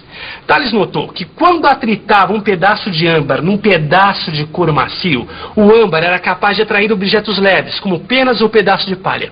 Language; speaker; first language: Portuguese; native; Portuguese